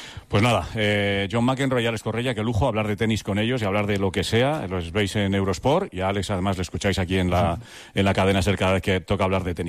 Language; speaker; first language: Spanish; native; Spanish